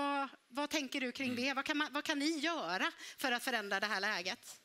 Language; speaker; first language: Swedish; native; Swedish